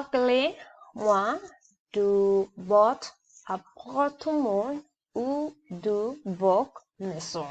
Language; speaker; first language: French; non-native, learner; Spanish